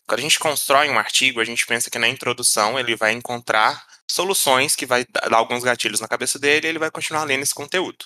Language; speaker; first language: Portuguese; native; Portuguese